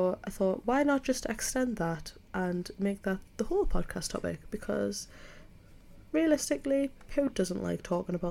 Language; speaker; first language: English; native; English